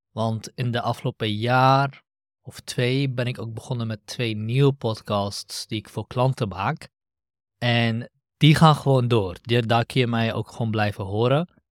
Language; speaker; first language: Dutch; early bilingual, other home language; Kurdish